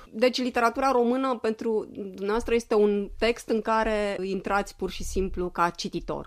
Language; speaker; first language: Romanian; native; Romanian